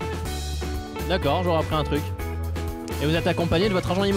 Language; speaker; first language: French; native; French